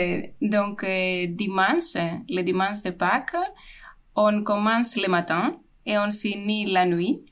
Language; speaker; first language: French; non-native, fluent; Greek